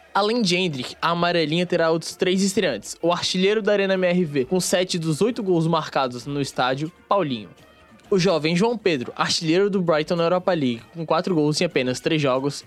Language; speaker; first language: Portuguese; native; Portuguese